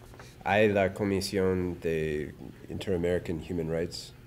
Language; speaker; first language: Spanish; non-native, learner; English